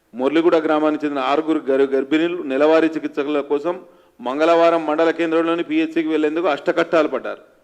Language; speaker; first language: Telugu; native; Telugu